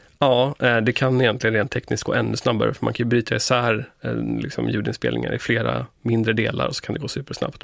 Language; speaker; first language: Swedish; native; Swedish